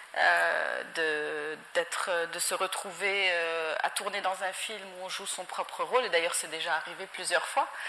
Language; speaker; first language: French; non-native, local second language; Arabic